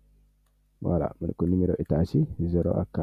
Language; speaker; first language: French; non-native, local second language; Wolof